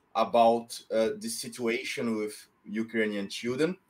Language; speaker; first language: English; non-native, fluent; Portuguese